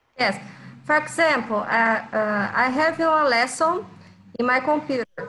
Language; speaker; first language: English; non-native, fluent; Portuguese